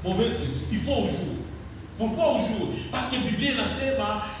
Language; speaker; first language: French; non-native, local second language; Swahili